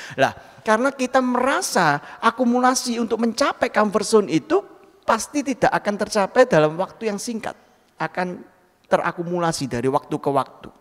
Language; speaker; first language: Indonesian; native; Indonesian